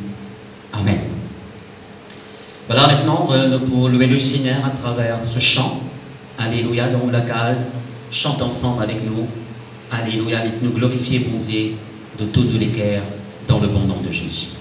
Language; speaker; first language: French; non-native, local second language; Morisyen